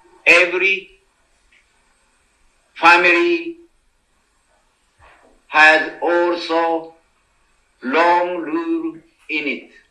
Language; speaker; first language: English; non-native, learner; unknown